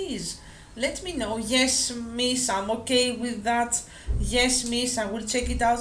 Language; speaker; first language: English; non-native, fluent; Greek